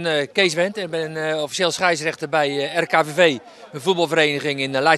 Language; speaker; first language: Dutch; native; Dutch